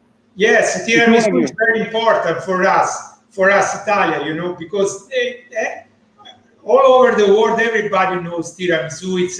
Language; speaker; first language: English; non-native, learner; Italian